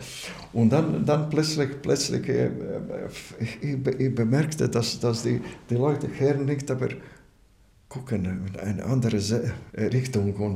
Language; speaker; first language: German; non-native, learner; Latvian